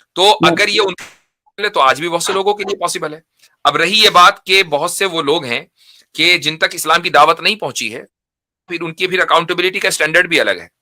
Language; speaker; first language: Urdu; native; Urdu